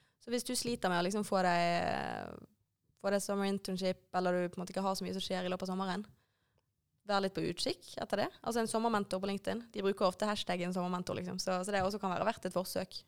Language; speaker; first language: Norwegian; native; Norwegian